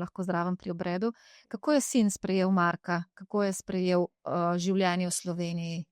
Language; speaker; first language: Slovenian; native; Slovenian